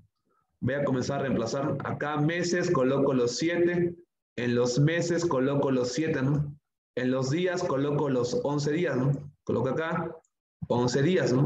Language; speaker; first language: Spanish; native; Spanish